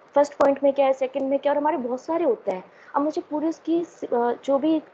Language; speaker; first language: Hindi; native; Hindi